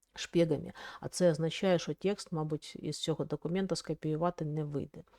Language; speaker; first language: Ukrainian; native; Ukrainian